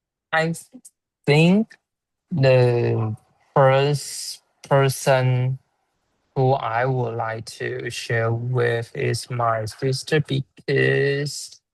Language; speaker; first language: English; non-native, learner; Chinese